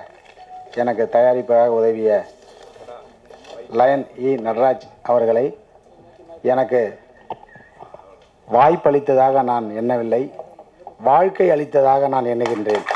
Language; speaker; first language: Tamil; native; Tamil